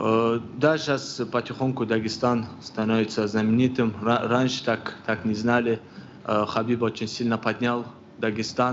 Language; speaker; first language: Russian; non-native, local second language; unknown